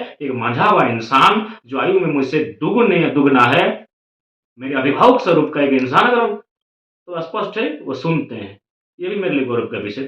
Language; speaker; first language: Hindi; non-native, local second language; Magahi